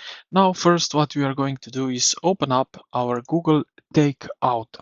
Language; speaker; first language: English; non-native, fluent; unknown